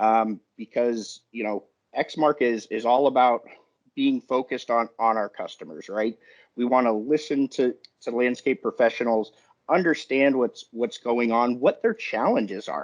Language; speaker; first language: English; native; English